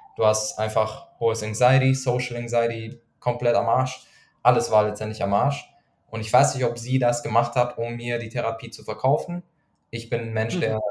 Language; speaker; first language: German; non-native, fluent; Persian